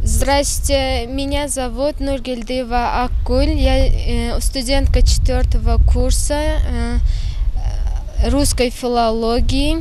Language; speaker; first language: Russian; non-native, fluent; Turkmen